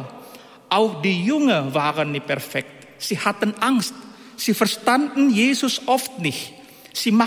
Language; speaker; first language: German; non-native, fluent; Indonesian